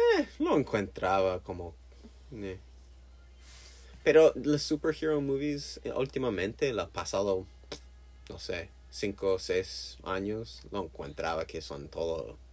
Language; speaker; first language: Spanish; non-native, learner; English